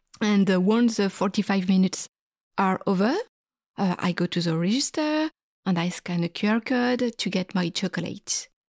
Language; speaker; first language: English; non-native, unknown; French